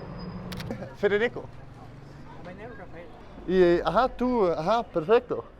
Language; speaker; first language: Spanish; non-native, learner; Danish